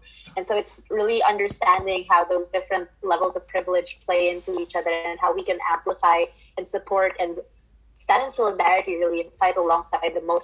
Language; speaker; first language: English; non-native, local second language; Filipino